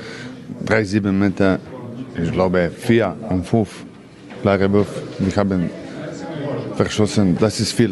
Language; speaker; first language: German; non-native, learner; Croatian